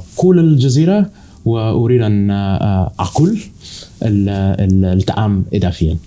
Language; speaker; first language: Arabic; non-native, learner; English